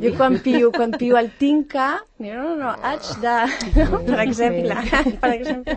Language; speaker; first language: Catalan; non-native, local second language; French